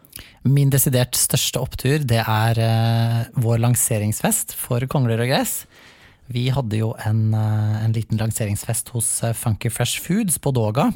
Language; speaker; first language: Norwegian; native; Norwegian